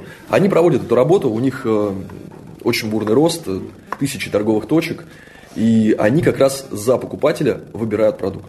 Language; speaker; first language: Russian; native; Russian